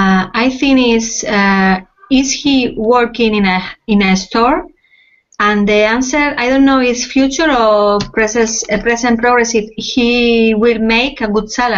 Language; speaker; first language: English; non-native, learner; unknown